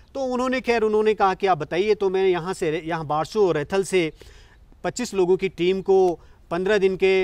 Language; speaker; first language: Hindi; native; Hindi